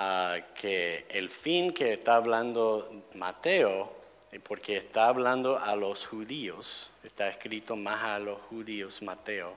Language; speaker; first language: Spanish; non-native, fluent; English